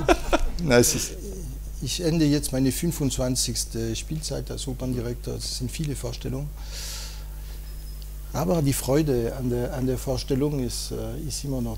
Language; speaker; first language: German; non-native, fluent; French